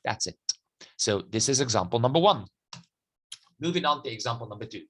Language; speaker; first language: English; non-native, fluent; Arabic